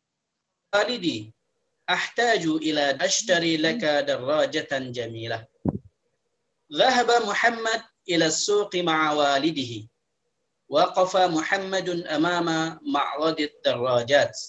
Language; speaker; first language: Arabic; non-native, fluent; Indonesian